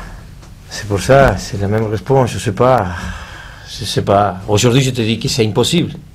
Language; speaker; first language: French; non-native, learner; Spanish